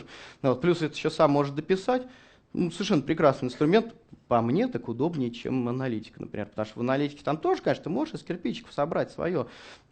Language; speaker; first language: Russian; native; Russian